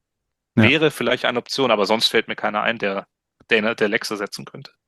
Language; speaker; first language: German; native; German